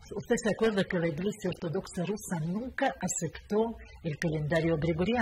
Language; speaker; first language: Spanish; non-native, fluent; Russian